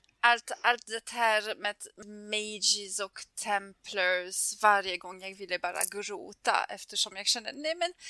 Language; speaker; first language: Swedish; non-native, fluent; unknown